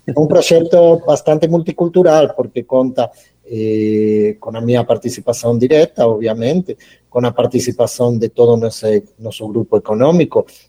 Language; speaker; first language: Portuguese; non-native, fluent; Spanish